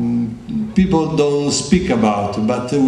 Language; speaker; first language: English; non-native, learner; Italian